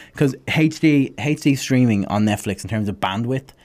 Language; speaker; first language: English; native; English